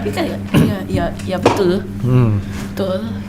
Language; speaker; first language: Indonesian; non-native, local second language; English